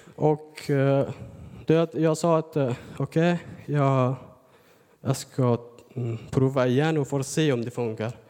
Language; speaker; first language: Swedish; non-native, learner; Persian